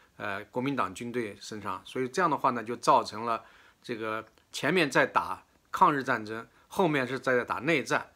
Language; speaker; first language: Chinese; native; Chinese